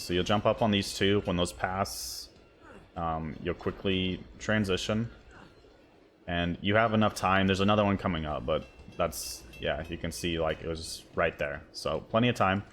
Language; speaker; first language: English; native; English